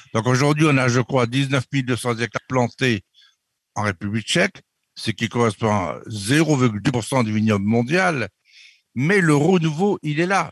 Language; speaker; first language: French; native; French